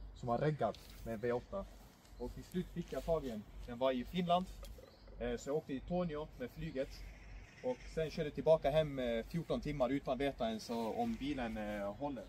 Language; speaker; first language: Swedish; early bilingual, other home language; Estonian